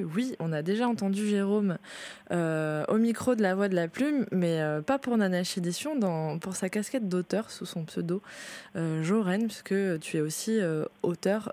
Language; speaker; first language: French; native; French